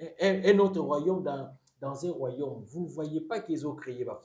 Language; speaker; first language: French; non-native, local second language; Lingala